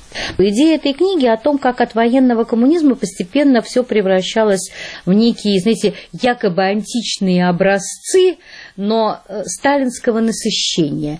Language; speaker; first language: Russian; native; Russian